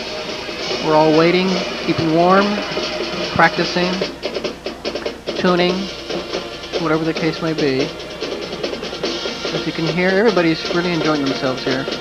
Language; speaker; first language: English; native; English